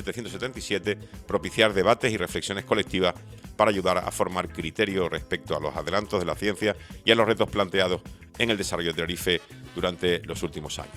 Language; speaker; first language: Spanish; native; Spanish